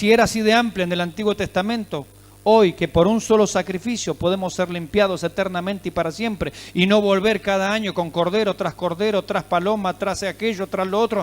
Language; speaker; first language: Spanish; native; Spanish